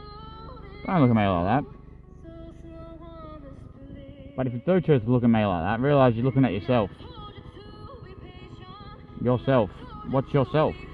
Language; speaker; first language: English; native; English